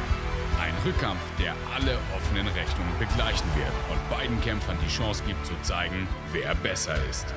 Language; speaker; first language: German; native; German